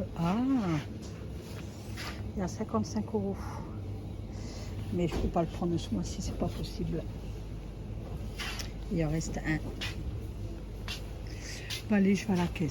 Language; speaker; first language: French; native; French